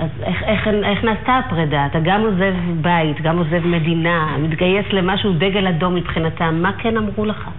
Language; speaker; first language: Hebrew; native; Hebrew